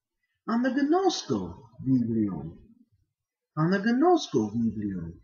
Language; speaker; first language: Greek; non-native, fluent; English